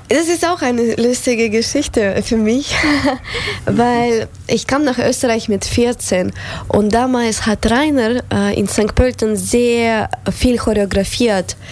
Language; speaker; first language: German; non-native, fluent; Russian